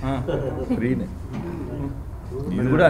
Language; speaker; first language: Telugu; non-native, learner; Tamil